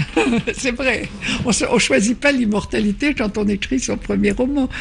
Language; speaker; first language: French; non-native, local second language; Arabic